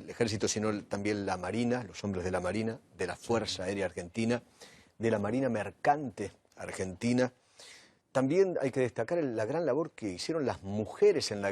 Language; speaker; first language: Spanish; native; Spanish